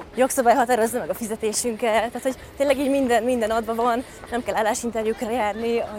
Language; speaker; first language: Hungarian; native; Hungarian